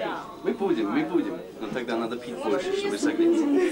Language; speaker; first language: Russian; non-native, fluent; English